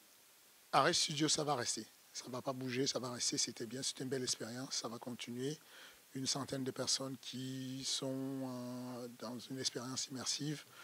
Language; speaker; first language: French; native; French